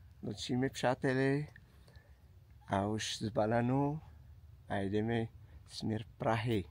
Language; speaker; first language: Czech; non-native, learner; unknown